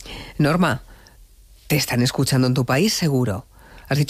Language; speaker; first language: Spanish; native; Spanish